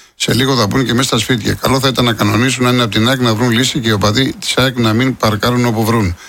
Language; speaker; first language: Greek; native; Greek